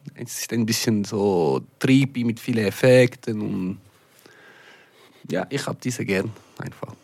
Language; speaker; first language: German; non-native, local second language; French